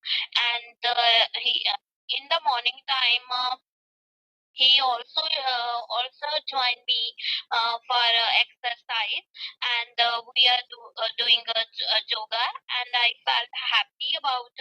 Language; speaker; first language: English; non-native, learner; Punjabi